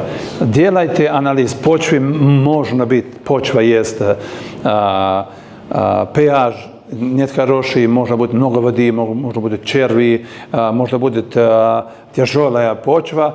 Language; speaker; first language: Russian; non-native, learner; Serbian